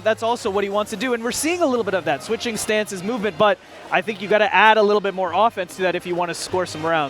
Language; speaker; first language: English; native; English